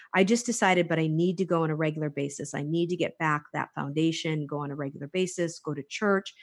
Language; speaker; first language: English; native; English